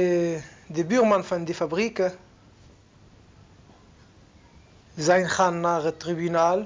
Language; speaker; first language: Dutch; non-native, learner; Arabic